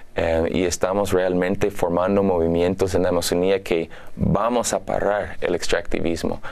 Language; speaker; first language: Spanish; non-native, fluent; English